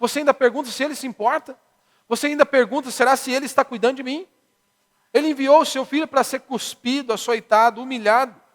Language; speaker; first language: Portuguese; native; Portuguese